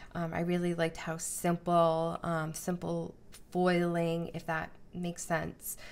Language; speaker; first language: English; native; English